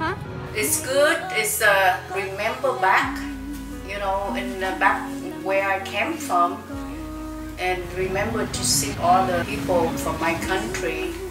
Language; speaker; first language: English; early bilingual, other home language; Vietnamese